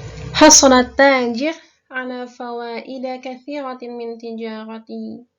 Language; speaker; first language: Arabic; non-native, fluent; Indonesian